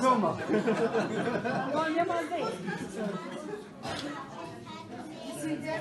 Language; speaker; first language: German; non-native, fluent; Albanian